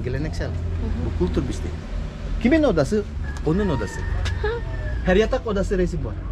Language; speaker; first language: Turkish; non-native, learner; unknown